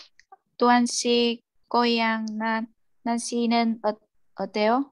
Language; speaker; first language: Korean; non-native, learner; Vietnamese